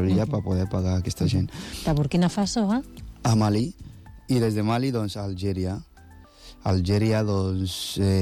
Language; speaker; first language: Catalan; non-native, fluent; Akan